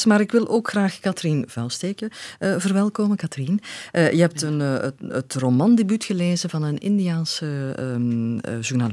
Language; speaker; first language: Dutch; native; Dutch